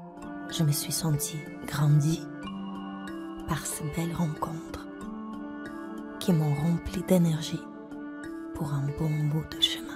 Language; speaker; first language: French; non-native, fluent; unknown